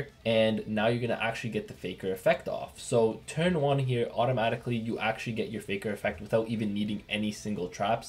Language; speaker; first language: English; native; English